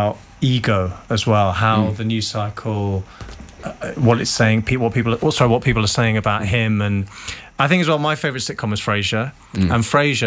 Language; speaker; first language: English; native; English